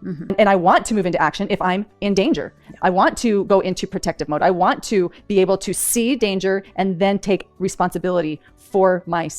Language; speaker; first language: English; native; English